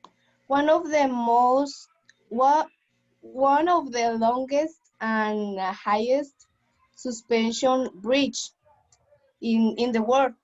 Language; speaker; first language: English; non-native, learner; Spanish